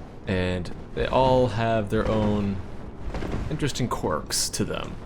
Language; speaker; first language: English; native; English